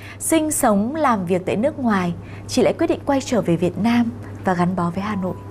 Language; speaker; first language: Vietnamese; native; Vietnamese